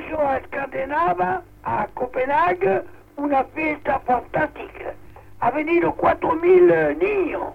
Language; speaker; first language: Spanish; non-native, local second language; Catalan